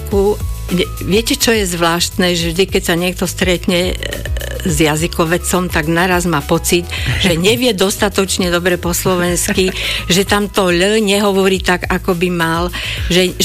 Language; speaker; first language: Slovak; native; Slovak